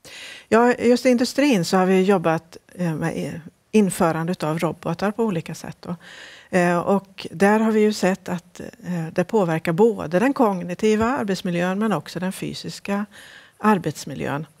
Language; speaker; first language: Swedish; native; Swedish